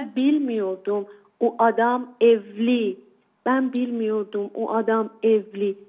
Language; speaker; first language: Turkish; non-native, learner; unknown